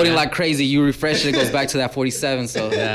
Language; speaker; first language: English; native; English